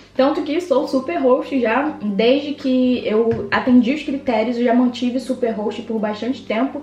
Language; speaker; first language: Portuguese; native; Portuguese